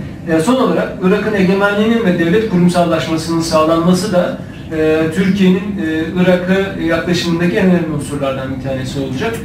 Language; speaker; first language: Turkish; native; Turkish